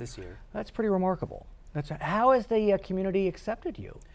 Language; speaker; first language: English; native; English